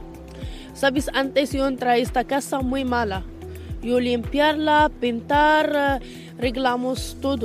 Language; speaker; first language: Spanish; non-native, learner; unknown